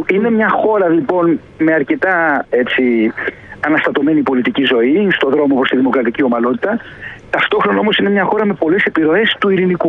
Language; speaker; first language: Greek; native; Greek